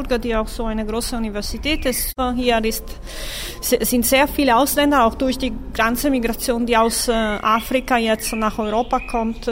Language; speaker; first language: German; non-native, fluent; Italian